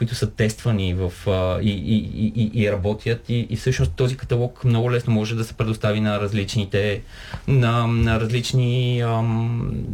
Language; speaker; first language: Bulgarian; native; Bulgarian